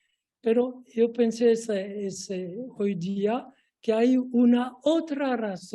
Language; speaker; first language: Spanish; non-native, fluent; French